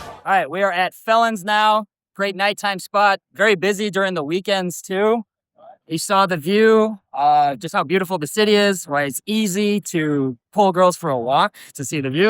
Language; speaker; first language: English; native; English